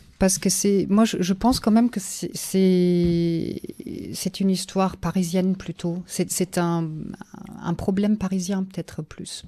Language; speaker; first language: French; non-native, fluent; German